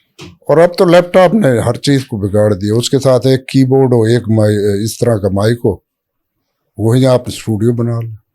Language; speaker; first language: Urdu; non-native, local second language; Saraiki